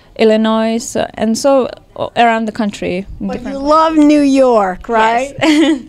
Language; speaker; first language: English; non-native, fluent; Persian